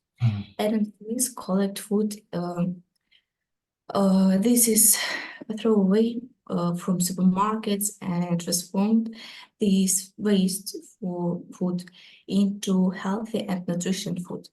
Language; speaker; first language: English; non-native, learner; Ukrainian